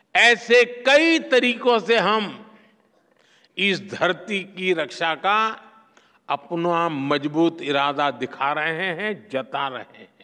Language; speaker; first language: Hindi; non-native, local second language; Gujarati